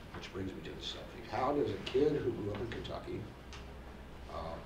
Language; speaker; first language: English; native; English